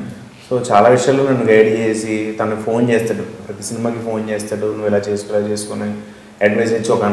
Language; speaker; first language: Telugu; native; Telugu